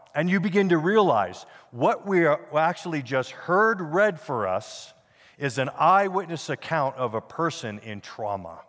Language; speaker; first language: English; native; English